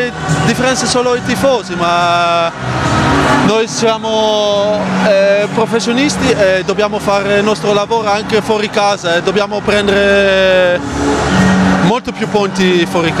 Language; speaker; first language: Italian; non-native, fluent; Dutch